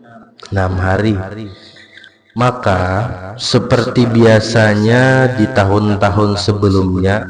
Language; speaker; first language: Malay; non-native, local second language; Banjar